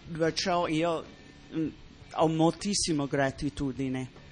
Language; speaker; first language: Italian; non-native, fluent; English